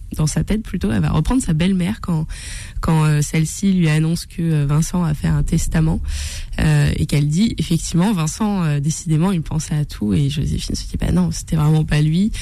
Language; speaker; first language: French; native; French